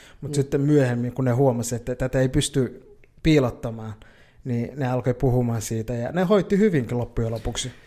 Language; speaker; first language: Finnish; early bilingual, other home language; Somali